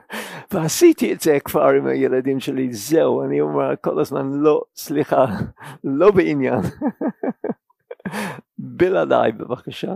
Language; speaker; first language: Hebrew; non-native, fluent; English